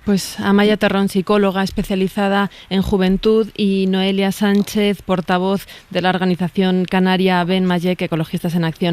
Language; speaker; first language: Spanish; native; Spanish